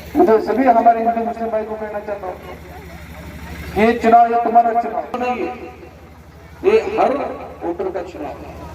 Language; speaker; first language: Hindi; non-native, local second language; Marathi